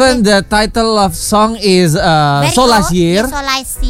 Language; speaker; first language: English; non-native, learner; Indonesian